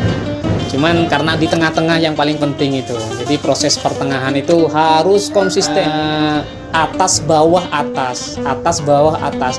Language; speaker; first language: Indonesian; non-native, local second language; Madurese